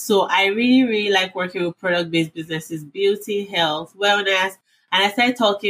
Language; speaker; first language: English; non-native, local second language; Yoruba